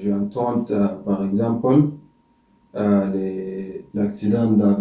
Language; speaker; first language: French; non-native, learner; Arabic